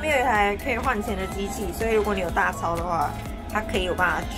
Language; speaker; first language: Chinese; native; Chinese